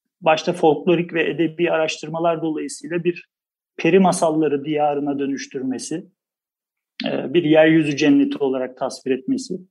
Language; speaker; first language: Turkish; native; Turkish